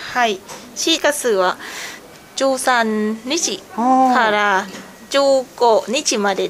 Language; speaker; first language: Japanese; non-native, learner; Thai